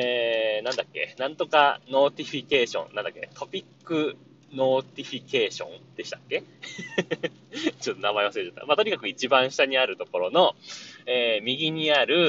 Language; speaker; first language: Japanese; native; Japanese